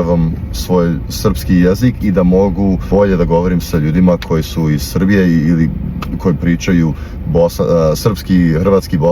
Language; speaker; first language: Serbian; early bilingual, heritage; Serbian